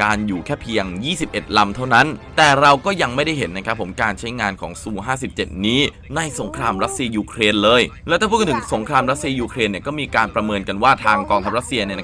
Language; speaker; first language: Thai; native; Thai